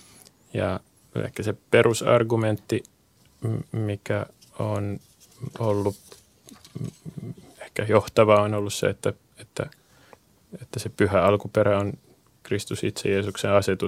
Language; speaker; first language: Finnish; native; Finnish